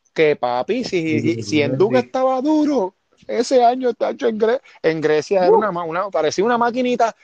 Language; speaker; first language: Spanish; native; Spanish